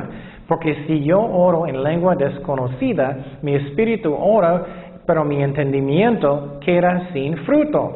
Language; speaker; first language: Spanish; non-native, fluent; English